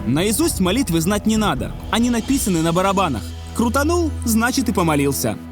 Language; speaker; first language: Russian; native; Russian